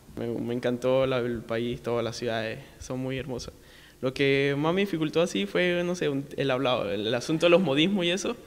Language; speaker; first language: Spanish; native; Spanish